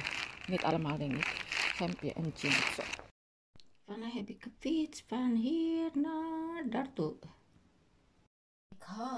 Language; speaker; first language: Dutch; non-native, learner; Indonesian